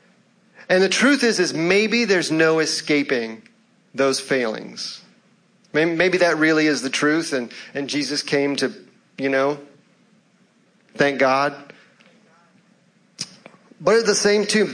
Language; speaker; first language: English; native; English